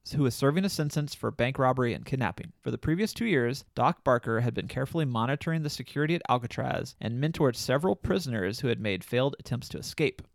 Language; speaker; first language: English; native; English